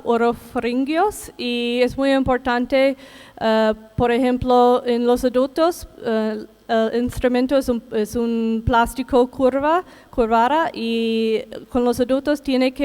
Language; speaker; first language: Spanish; non-native, fluent; English